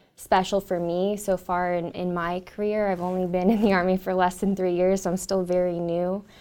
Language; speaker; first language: English; native; English